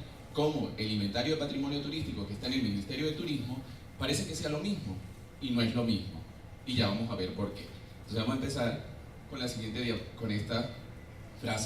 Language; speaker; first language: Spanish; native; Spanish